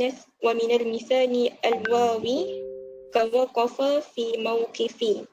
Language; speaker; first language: Arabic; non-native, learner; Malay